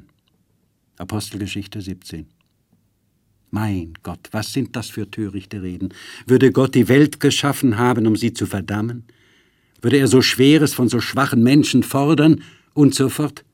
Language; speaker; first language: German; native; German